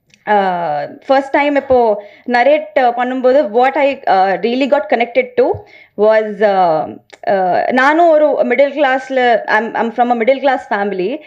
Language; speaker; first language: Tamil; non-native, learner; Telugu